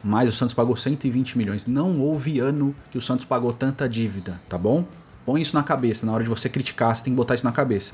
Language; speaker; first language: Portuguese; native; Portuguese